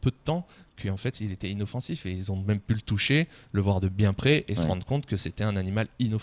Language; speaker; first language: French; native; French